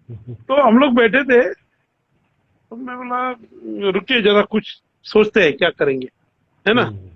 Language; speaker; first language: Hindi; non-native, fluent; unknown